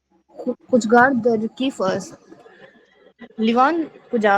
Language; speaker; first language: Persian; non-native, learner; Urdu